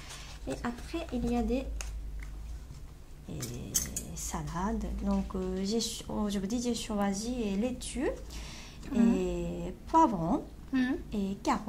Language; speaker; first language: French; non-native, learner; Japanese